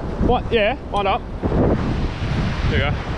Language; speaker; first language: English; native; English